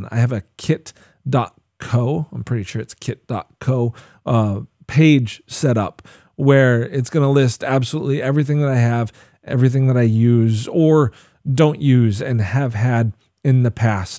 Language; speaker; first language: English; native; English